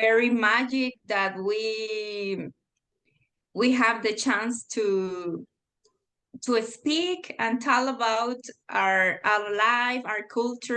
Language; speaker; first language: English; non-native, fluent; Spanish